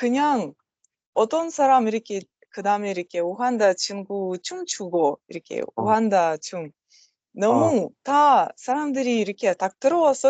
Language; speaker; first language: Korean; non-native, learner; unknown